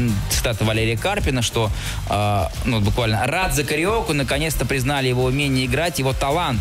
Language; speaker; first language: Russian; native; Russian